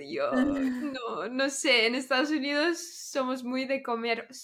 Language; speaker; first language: Spanish; non-native, fluent; English